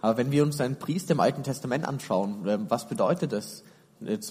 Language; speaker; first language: German; native; German